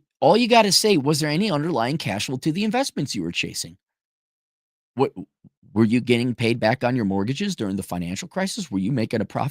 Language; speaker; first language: English; native; English